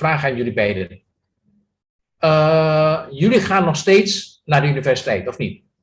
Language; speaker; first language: Dutch; non-native, fluent; Indonesian